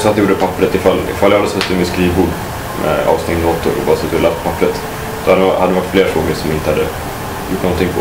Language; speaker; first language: Swedish; native; Swedish